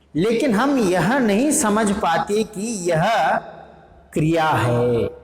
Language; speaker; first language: Hindi; non-native, local second language; Kannada